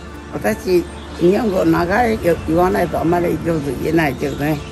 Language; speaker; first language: Japanese; non-native, local second language; Chinese